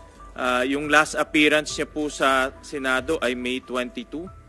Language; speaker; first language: Filipino; native; Filipino